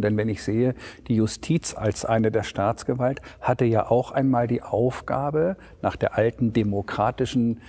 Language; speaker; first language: German; native; German